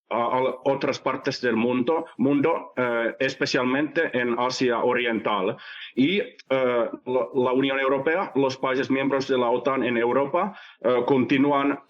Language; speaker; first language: Spanish; non-native, fluent; Finnish